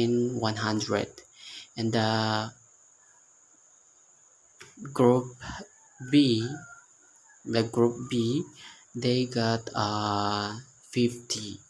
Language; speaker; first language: English; non-native, learner; Indonesian